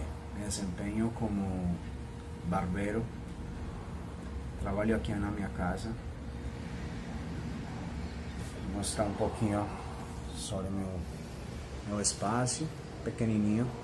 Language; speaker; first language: Portuguese; non-native, fluent; Spanish